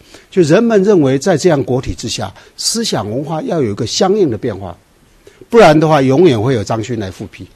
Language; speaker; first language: Chinese; native; Chinese